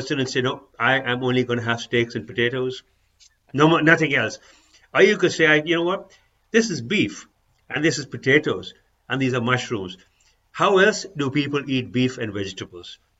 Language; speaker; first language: English; non-native, local second language; Urdu